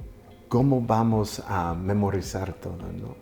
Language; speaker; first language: Spanish; early bilingual, heritage; Spanish